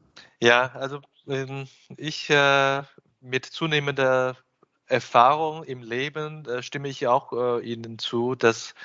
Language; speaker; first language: German; non-native, fluent; Chinese